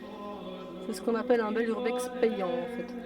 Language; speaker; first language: French; native; French